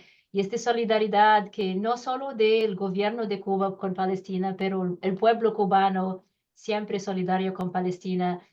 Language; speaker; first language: Spanish; non-native, learner; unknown